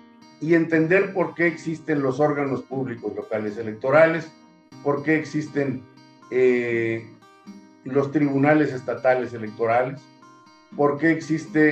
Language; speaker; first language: Spanish; native; Spanish